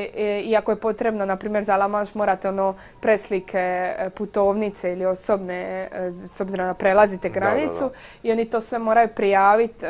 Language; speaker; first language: Croatian; native; Croatian